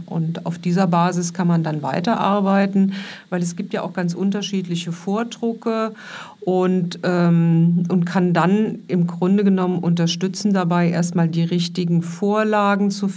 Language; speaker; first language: German; native; German